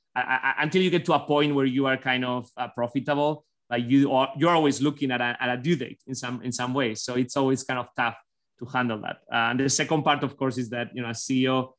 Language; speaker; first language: English; non-native, fluent; Spanish